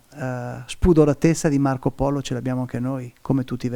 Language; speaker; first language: Italian; native; Italian